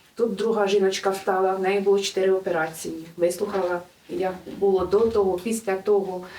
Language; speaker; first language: Ukrainian; native; Ukrainian